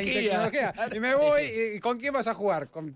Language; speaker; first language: Spanish; native; Spanish